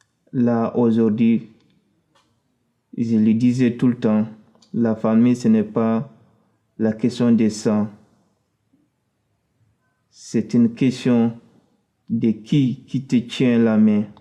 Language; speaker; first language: French; non-native, fluent; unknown